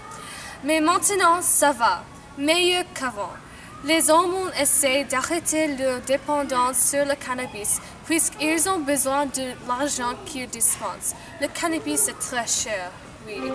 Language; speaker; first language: French; non-native, learner; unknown